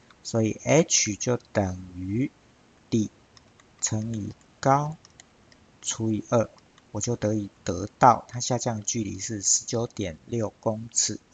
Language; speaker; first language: Chinese; native; Chinese